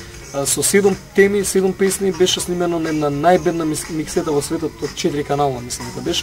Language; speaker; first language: Macedonian; native; Macedonian